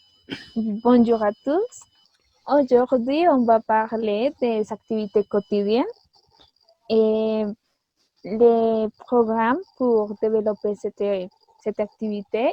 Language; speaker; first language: French; non-native, fluent; Spanish